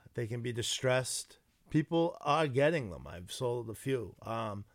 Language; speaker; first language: English; early bilingual, other home language; Italian